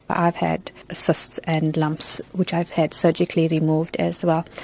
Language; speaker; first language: English; native; English